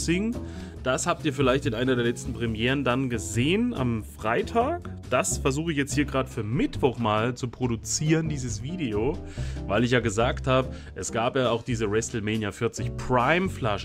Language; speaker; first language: German; native; German